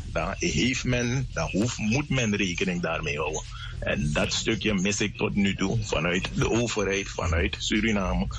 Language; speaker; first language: Dutch; native; Dutch